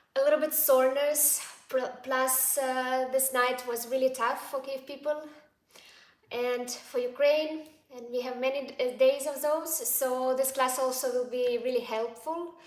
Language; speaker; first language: English; non-native, fluent; Ukrainian